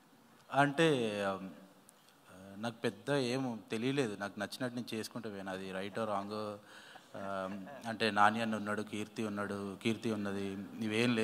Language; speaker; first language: Telugu; native; Telugu